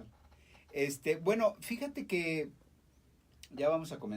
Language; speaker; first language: Spanish; native; Spanish